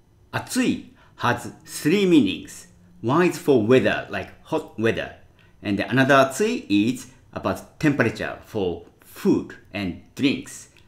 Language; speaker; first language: English; non-native, fluent; Japanese